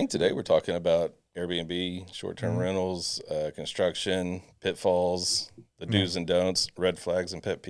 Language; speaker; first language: English; native; English